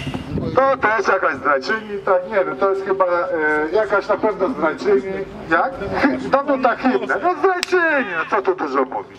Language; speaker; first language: Polish; native; Polish